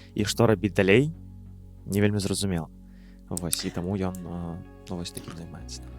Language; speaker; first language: Belarusian; non-native, local second language; Russian